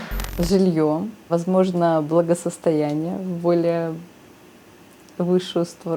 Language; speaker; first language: Russian; native; Russian